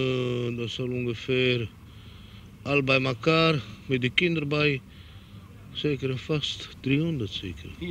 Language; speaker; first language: Dutch; non-native, local second language; Romany